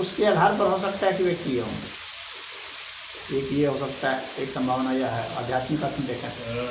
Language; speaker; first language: Hindi; native; Hindi